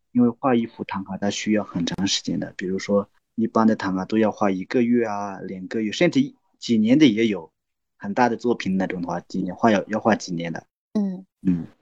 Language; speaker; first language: Chinese; non-native, local second language; Tibetan